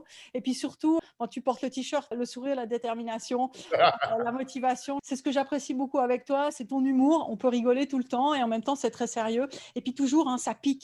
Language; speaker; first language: French; native; French